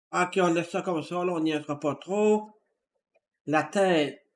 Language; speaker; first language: French; native; French